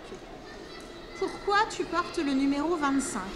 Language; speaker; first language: French; native; French